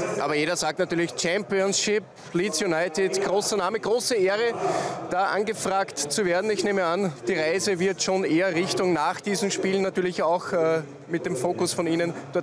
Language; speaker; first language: German; native; German